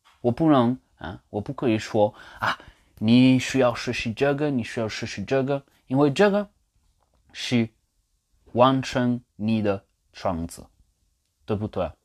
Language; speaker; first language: Chinese; non-native, learner; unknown